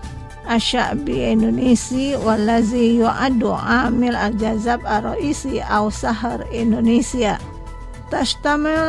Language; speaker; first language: Arabic; non-native, fluent; Indonesian